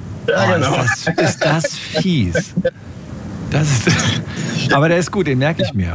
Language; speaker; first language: German; native; German